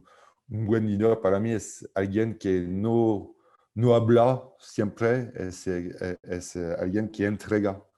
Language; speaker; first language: Spanish; non-native, fluent; French